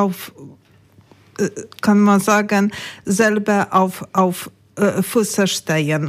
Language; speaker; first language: German; non-native, learner; Polish